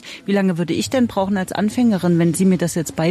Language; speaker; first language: German; native; German